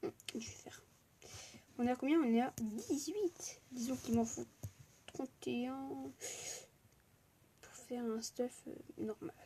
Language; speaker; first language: French; native; French